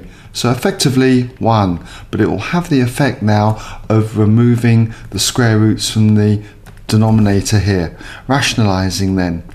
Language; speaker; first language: English; native; English